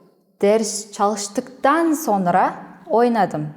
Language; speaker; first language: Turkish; non-native, learner; Kazakh